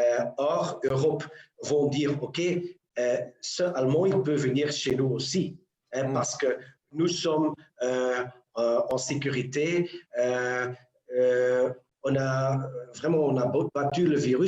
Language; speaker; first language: French; non-native, local second language; Dutch